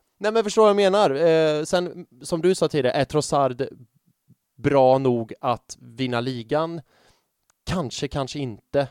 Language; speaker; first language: Swedish; native; Swedish